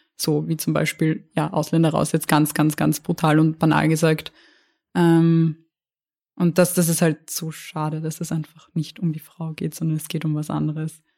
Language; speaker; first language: German; native; German